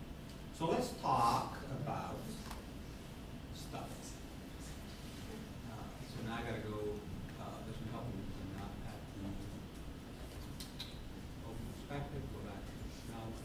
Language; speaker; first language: English; non-native, fluent; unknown